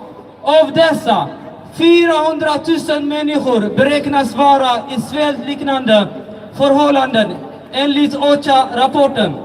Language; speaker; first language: Swedish; early bilingual, other home language; Tigrinya